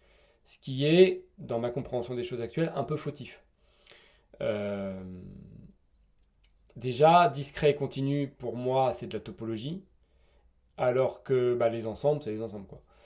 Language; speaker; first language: French; native; French